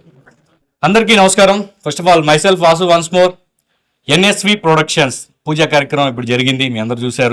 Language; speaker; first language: Telugu; native; Telugu